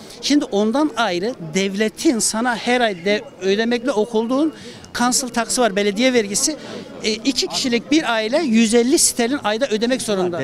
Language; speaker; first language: Turkish; native; Turkish